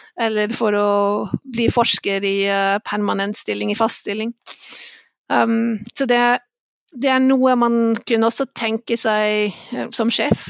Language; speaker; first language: Norwegian; non-native, fluent; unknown